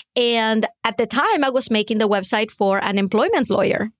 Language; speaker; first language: English; non-native, fluent; Spanish